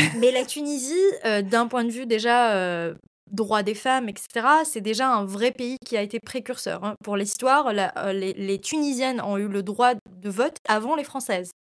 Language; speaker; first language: French; non-native, local second language; Arabic